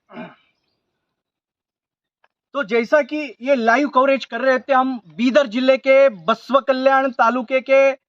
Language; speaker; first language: Hindi; non-native, local second language; Urdu